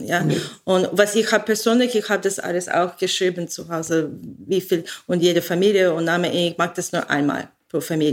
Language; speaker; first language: German; non-native, learner; English